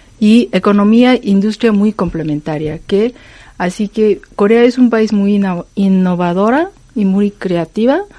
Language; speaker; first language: Spanish; non-native, fluent; Korean